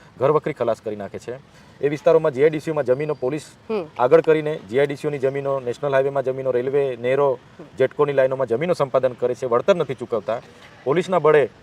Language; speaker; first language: Gujarati; non-native, local second language; Vasavi